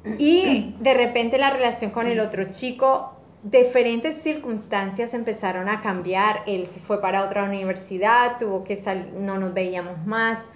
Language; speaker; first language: Spanish; native; Spanish